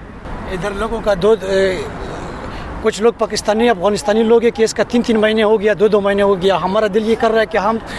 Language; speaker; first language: Hindi; non-native, fluent; Pashto